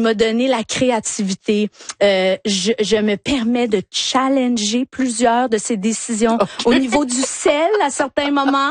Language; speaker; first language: French; native; French